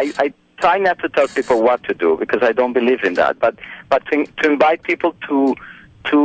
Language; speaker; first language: English; non-native, fluent; Spanish